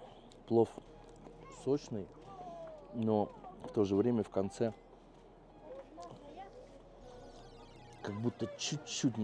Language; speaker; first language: Russian; native; Russian